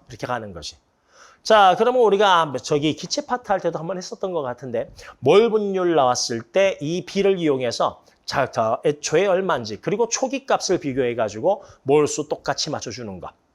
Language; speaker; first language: Korean; native; Korean